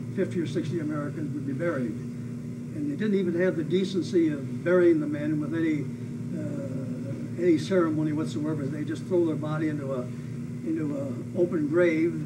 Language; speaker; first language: English; native; English